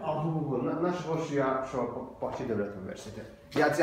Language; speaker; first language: Chinese; non-native, fluent; Azerbaijani